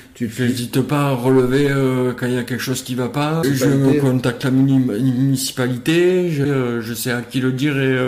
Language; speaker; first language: French; native; French